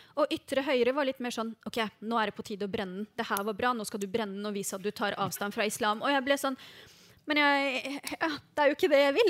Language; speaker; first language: Norwegian; early bilingual, other home language; Arabic